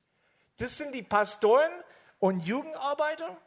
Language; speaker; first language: German; non-native, fluent; English